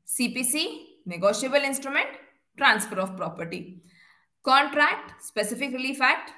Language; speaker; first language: English; non-native, local second language; Kannada